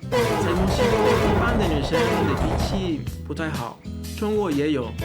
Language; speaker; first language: Chinese; non-native, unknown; Spanish